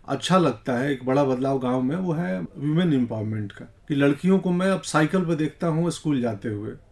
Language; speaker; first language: Hindi; native; Hindi